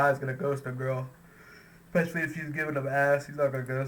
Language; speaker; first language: English; native; English